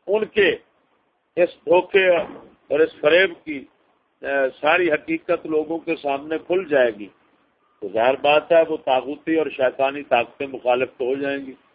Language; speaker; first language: Urdu; native; Urdu